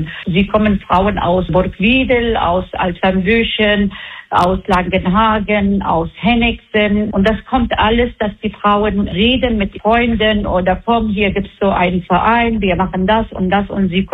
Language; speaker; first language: German; non-native, learner; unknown